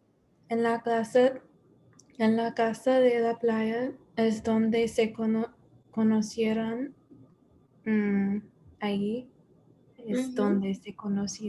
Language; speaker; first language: Spanish; non-native, learner; English